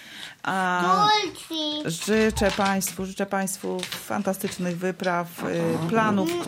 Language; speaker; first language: Polish; native; Polish